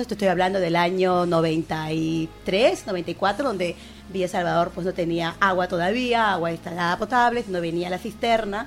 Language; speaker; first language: Spanish; native; Spanish